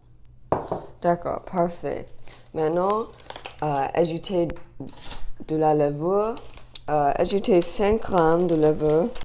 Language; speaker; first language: French; non-native, learner; English